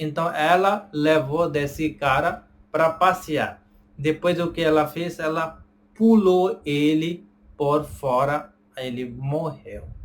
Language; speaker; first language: Portuguese; non-native, learner; Hindi